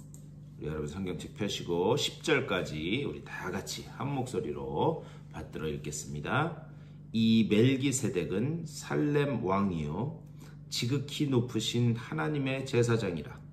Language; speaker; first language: Korean; native; Korean